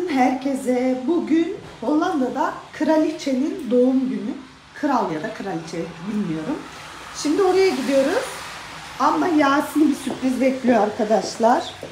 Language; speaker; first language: Turkish; native; Turkish